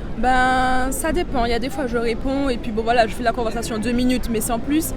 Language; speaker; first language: French; native; French